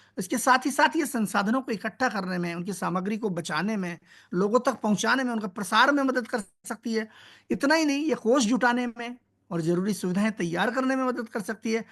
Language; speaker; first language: Hindi; native; Hindi